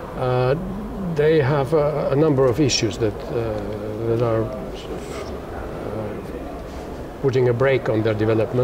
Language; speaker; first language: English; non-native, fluent; German